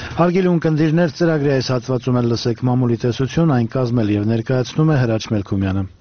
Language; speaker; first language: Armenian; native; Armenian